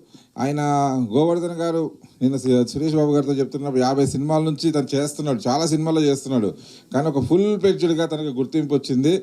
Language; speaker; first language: Telugu; native; Telugu